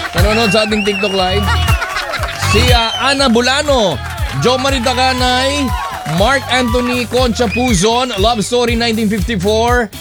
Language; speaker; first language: Filipino; native; Filipino